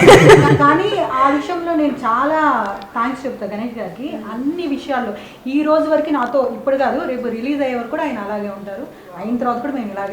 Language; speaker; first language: Telugu; native; Telugu